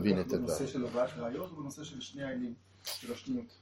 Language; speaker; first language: Hebrew; native; Hebrew